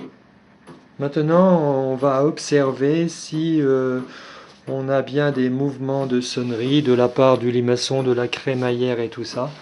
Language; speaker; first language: French; native; French